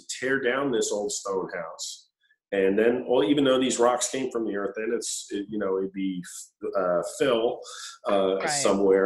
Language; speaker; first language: English; native; English